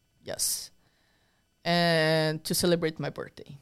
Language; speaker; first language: English; non-native, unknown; Portuguese